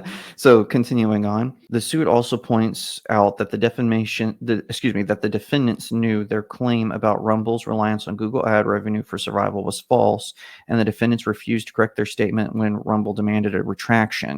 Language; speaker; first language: English; native; English